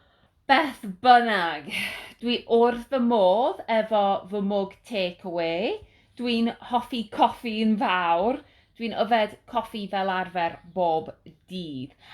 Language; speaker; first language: Welsh; non-native, learner; English